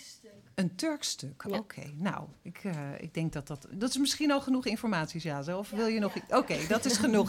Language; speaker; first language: Dutch; native; Dutch